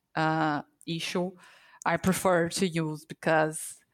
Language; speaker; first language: English; non-native, fluent; Portuguese